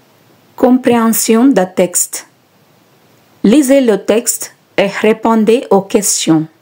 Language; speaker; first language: French; non-native, fluent; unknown